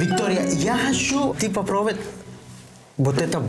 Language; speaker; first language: Russian; non-native, fluent; Spanish